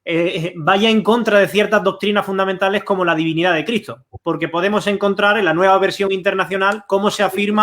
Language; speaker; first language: Spanish; native; Spanish